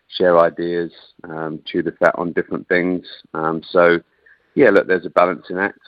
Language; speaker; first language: English; native; English